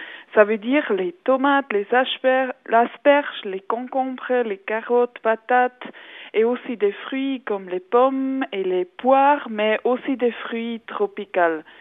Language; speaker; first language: French; non-native, local second language; German